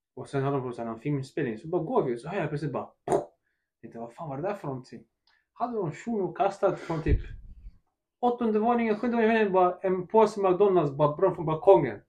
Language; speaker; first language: Swedish; early bilingual, other home language; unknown